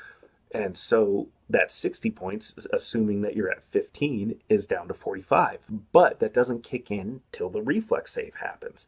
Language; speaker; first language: English; native; English